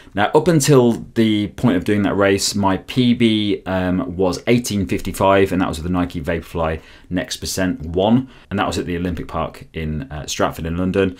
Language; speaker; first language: English; native; English